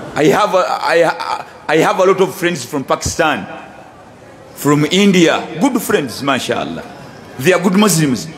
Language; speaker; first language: English; non-native, local second language; Ganda